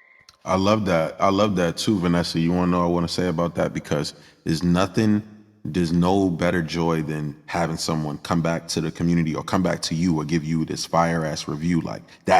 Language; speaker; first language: English; native; English